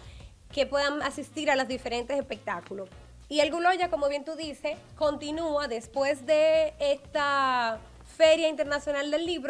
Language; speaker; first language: Spanish; native; Spanish